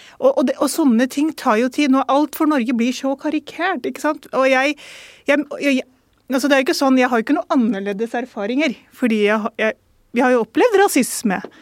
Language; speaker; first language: Norwegian; early bilingual, other home language; Urdu